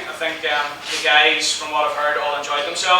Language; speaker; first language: English; native; English